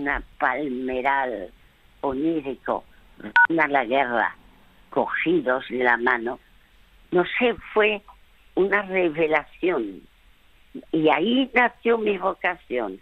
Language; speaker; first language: Spanish; early bilingual, other home language; French